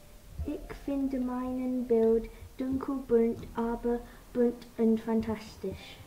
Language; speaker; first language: German; non-native, learner; English